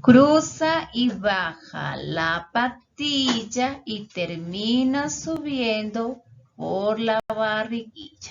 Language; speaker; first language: Spanish; native; Spanish